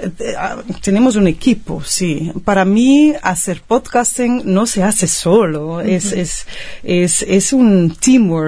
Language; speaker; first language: Spanish; non-native, fluent; Dutch